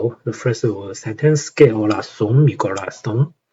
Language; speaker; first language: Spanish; non-native, learner; Chinese